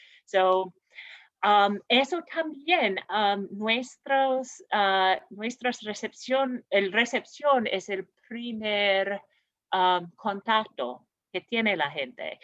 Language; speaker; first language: Spanish; non-native, fluent; English